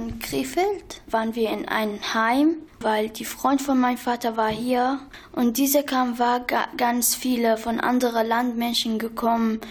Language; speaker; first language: German; non-native, learner; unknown